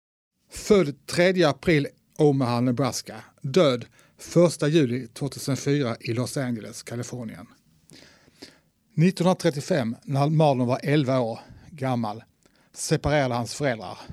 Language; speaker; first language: Swedish; native; Swedish